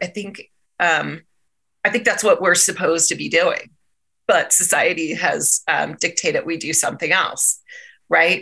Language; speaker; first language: English; native; English